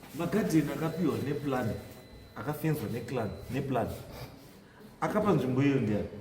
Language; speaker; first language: Shona; native; Shona